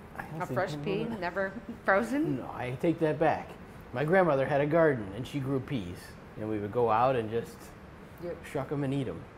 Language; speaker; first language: English; native; English